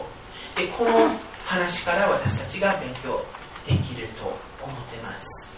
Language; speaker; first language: Japanese; non-native, fluent; English